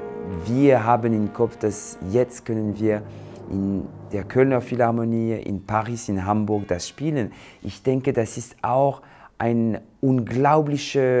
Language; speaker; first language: German; non-native, fluent; French